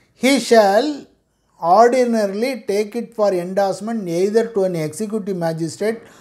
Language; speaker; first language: English; non-native, local second language; Tamil